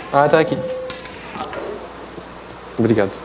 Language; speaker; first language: Portuguese; non-native, fluent; French